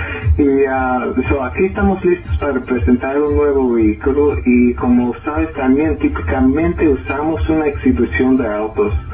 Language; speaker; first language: Spanish; early bilingual, heritage; Spanish